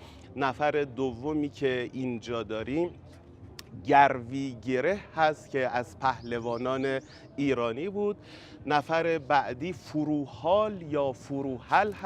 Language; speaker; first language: Persian; native; Persian